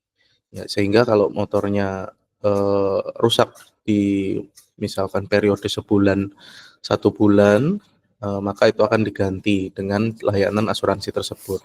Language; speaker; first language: Indonesian; native; Indonesian